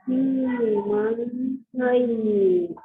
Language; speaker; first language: Chinese; non-native, learner; Indonesian